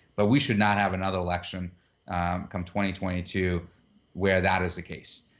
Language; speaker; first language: English; non-native, fluent; Russian